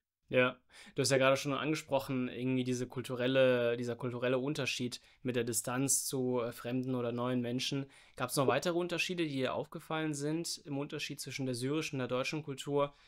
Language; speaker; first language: German; native; German